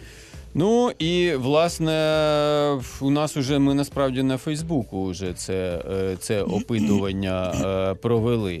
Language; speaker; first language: Ukrainian; native; Ukrainian